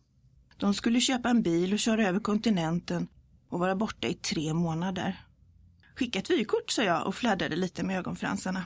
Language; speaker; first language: Swedish; early bilingual, other home language; English